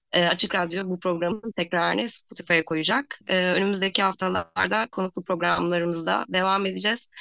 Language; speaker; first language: Turkish; native; Turkish